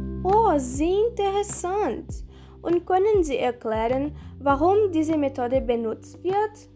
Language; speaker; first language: German; non-native, learner; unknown